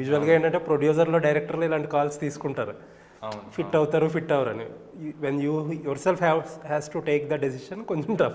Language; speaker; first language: Telugu; native; Telugu